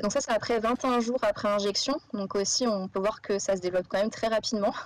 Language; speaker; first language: French; native; French